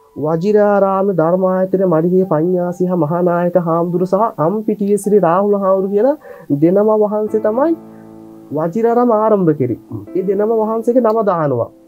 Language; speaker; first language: Sinhala; non-native, fluent; Bangla